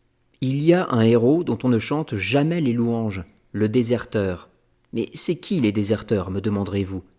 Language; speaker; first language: French; native; French